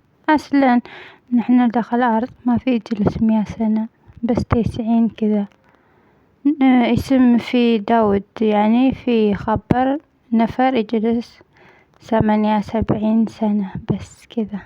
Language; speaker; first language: Arabic; non-native, learner; Amharic